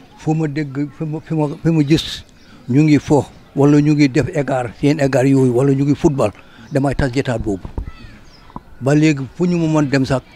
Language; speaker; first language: Wolof; native; Wolof